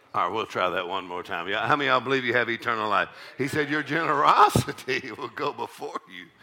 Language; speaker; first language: English; native; English